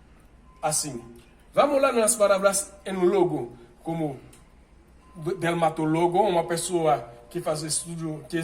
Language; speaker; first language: Portuguese; non-native, fluent; Haitian Creole